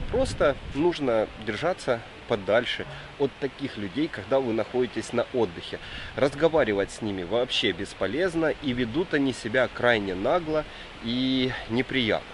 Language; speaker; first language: Russian; native; Russian